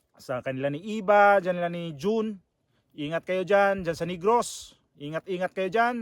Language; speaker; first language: Filipino; native; Filipino